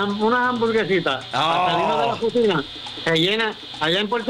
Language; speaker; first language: Spanish; early bilingual, heritage; Spanish